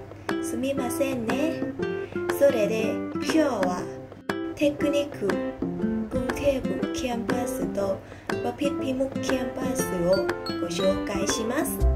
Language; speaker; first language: Japanese; non-native, learner; Thai